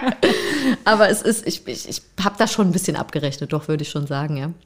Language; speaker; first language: German; native; German